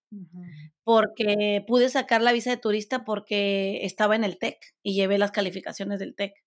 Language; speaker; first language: Spanish; native; Spanish